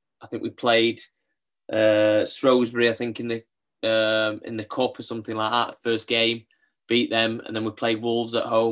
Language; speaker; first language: English; native; English